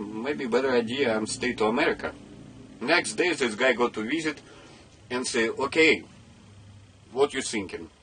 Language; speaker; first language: English; non-native, learner; Russian